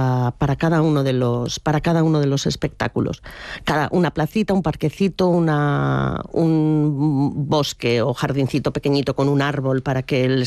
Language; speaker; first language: Spanish; native; Spanish